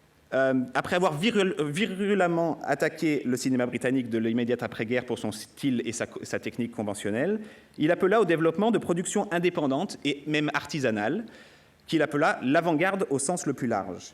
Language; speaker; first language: French; native; French